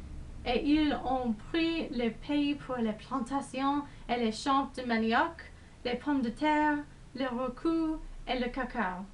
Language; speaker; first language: French; non-native, learner; English